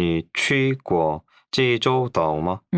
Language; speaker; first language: Chinese; non-native, learner; Korean